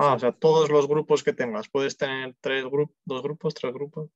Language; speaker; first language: Spanish; non-native, learner; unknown